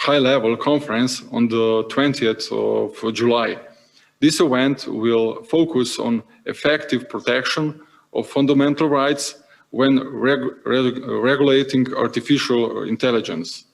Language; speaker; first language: English; non-native, fluent; Slovenian